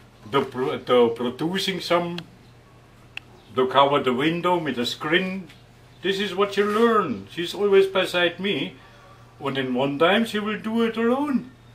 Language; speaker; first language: English; non-native, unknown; German